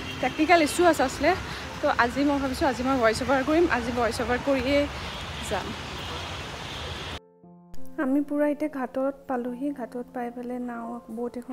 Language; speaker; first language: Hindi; non-native, local second language; Assamese